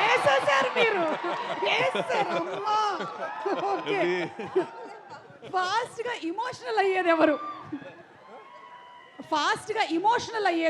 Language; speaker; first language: Telugu; native; Telugu